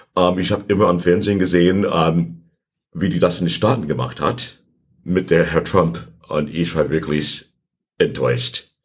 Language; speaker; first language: German; non-native, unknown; English